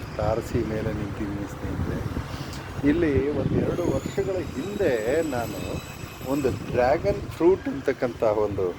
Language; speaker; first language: Kannada; native; Kannada